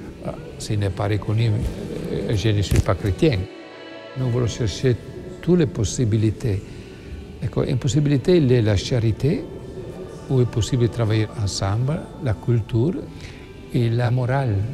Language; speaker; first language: French; non-native, learner; Italian